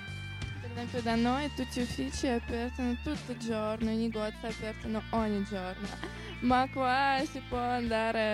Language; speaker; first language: Italian; non-native, learner; Russian